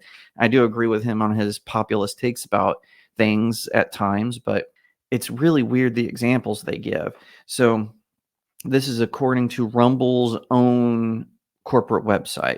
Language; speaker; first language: English; native; English